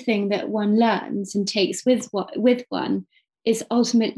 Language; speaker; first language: English; native; English